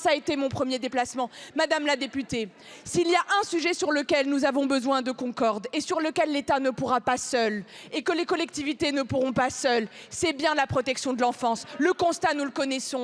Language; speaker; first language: French; native; French